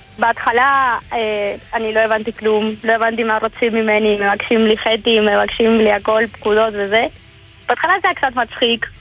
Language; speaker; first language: Hebrew; non-native, fluent; Spanish